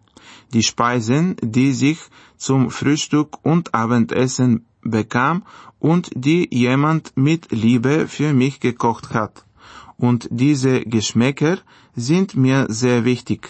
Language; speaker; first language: German; non-native, fluent; Bulgarian